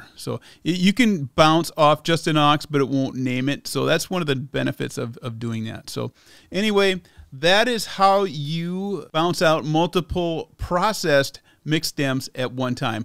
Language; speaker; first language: English; native; English